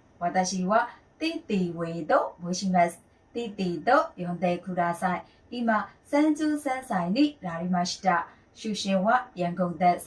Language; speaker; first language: Japanese; non-native, learner; Burmese